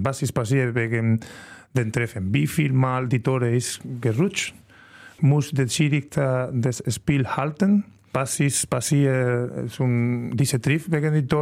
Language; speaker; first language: German; non-native, learner; Spanish